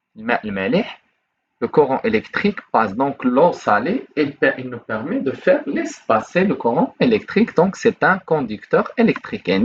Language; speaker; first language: French; non-native, local second language; Arabic